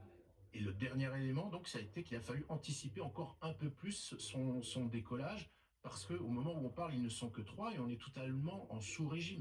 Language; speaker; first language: French; native; French